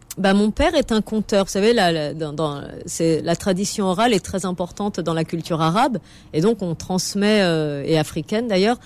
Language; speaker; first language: French; native; French